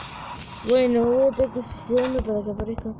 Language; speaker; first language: Spanish; native; Spanish